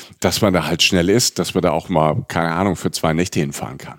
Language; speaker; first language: German; native; German